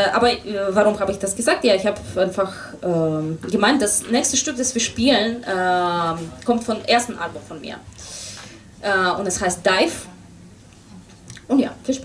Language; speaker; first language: German; non-native, fluent; Russian